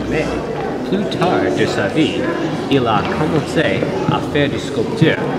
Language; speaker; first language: French; non-native, learner; English